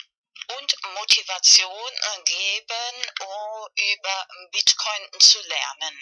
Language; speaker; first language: German; non-native, learner; Spanish